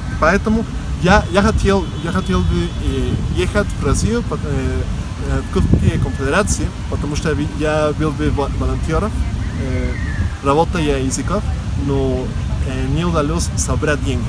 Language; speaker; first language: Russian; non-native, learner; Spanish